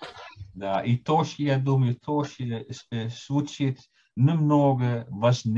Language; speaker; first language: Russian; non-native, fluent; Dutch